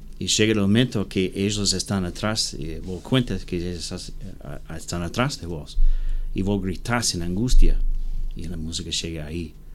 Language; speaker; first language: Spanish; non-native, learner; English